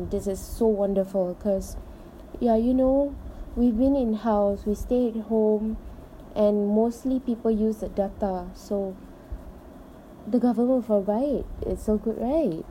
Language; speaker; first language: English; non-native, local second language; Malay